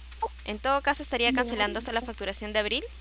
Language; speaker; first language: Spanish; native; Spanish